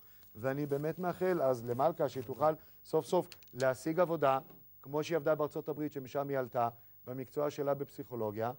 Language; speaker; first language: Hebrew; native; Hebrew